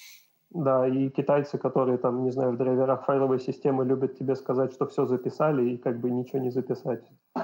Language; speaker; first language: Russian; native; Russian